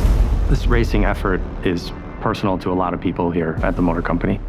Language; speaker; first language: English; native; English